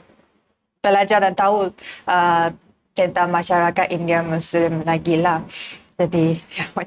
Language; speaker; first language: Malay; non-native, learner; Japanese